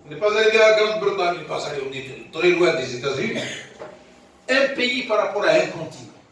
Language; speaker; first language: French; non-native, local second language; Arabic